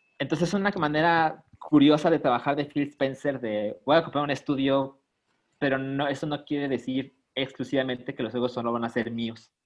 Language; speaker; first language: Spanish; native; Spanish